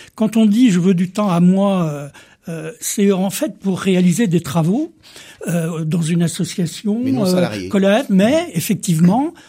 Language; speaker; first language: French; native; French